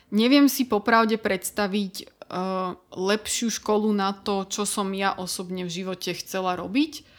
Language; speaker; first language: Slovak; native; Slovak